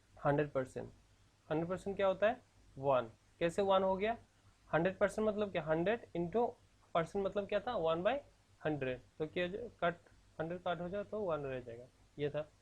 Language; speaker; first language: Hindi; non-native, local second language; Assamese